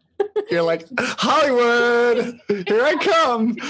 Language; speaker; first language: English; native; English